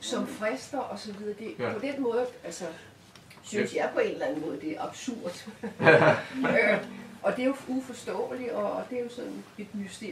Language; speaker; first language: Danish; native; Danish